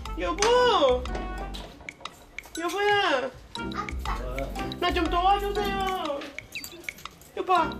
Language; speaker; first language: Korean; non-native, learner; Thai